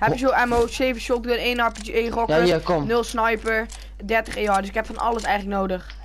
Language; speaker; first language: Dutch; native; Dutch